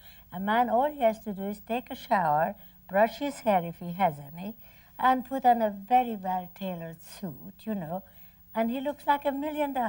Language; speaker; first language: English; non-native, fluent; Hungarian